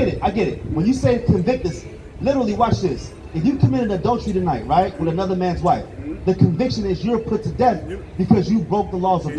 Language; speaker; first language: English; native; English